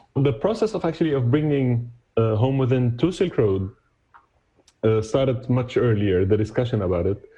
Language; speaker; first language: English; non-native, fluent; Arabic